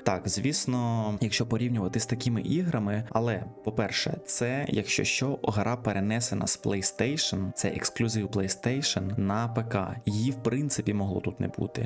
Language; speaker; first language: Ukrainian; native; Ukrainian